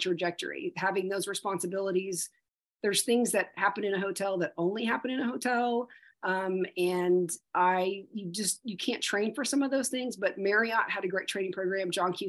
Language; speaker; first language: English; native; English